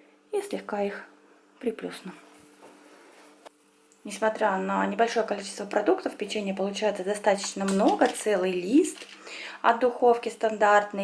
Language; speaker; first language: Russian; native; Russian